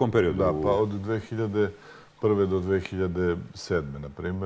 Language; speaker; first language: Serbian; native; Serbian